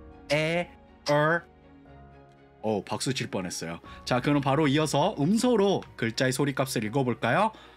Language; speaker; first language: Korean; native; Korean